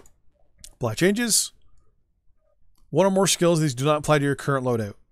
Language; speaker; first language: English; native; English